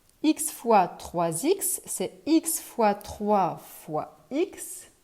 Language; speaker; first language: French; native; French